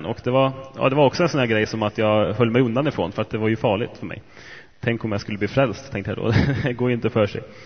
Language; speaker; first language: Swedish; native; Swedish